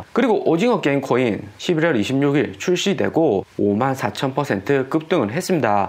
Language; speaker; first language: Korean; native; Korean